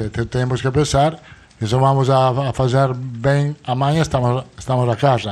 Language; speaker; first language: Portuguese; non-native, fluent; Italian